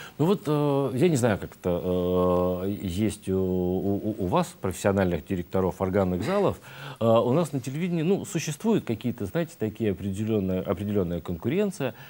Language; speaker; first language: Russian; native; Russian